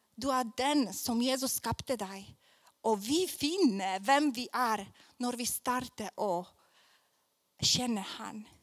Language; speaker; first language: Swedish; non-native, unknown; Polish